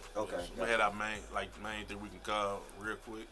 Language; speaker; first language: English; native; English